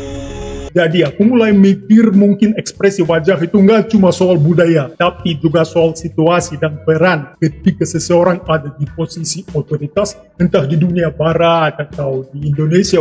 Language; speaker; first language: Indonesian; non-native, fluent; Russian